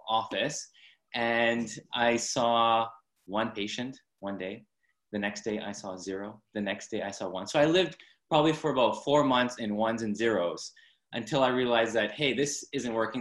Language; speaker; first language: English; native; English